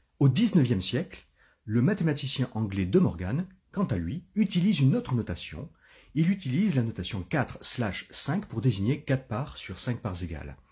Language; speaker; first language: French; native; French